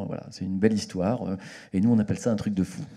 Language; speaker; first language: French; native; French